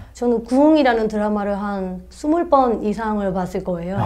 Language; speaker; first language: Korean; non-native, fluent; Burmese